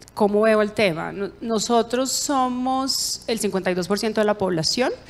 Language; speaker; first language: Spanish; native; Spanish